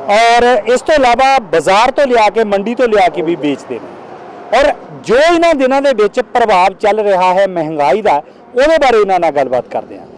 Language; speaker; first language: Hindi; non-native, local second language; Punjabi